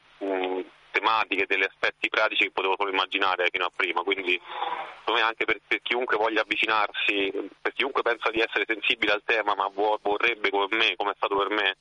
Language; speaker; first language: Italian; native; Italian